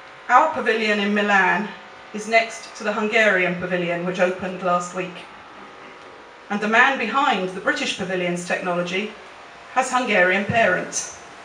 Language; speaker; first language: English; native; English